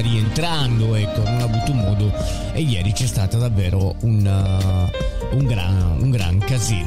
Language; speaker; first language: Italian; native; Italian